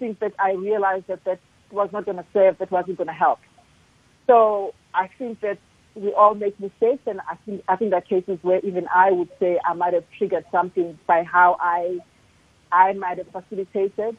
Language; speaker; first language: English; non-native, local second language; Zulu